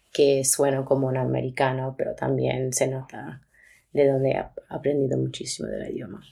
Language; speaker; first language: Spanish; early bilingual, other home language; English